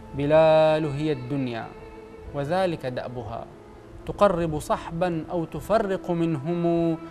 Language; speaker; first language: Arabic; native; Arabic